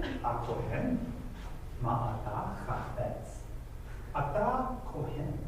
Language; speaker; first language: Hebrew; non-native, fluent; English